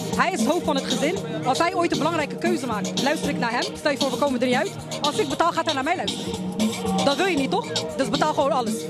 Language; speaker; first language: Dutch; early bilingual, other home language; Albanian